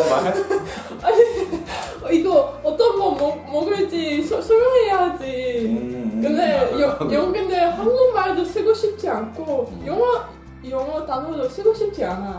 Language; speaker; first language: Korean; non-native, learner; Dutch